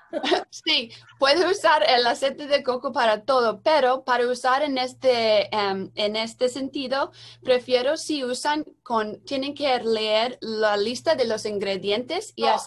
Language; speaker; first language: Spanish; non-native, learner; English